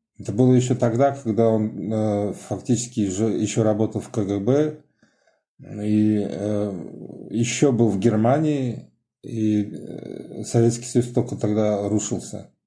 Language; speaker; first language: Russian; non-native, local second language; Tajik